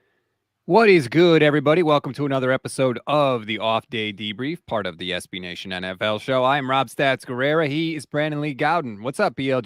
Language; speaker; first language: English; native; English